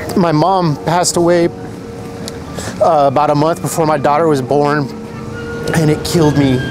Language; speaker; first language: English; early bilingual, other home language; Spanish